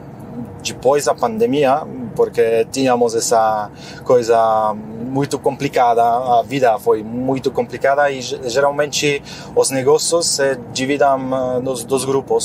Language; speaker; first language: Portuguese; non-native, fluent; Polish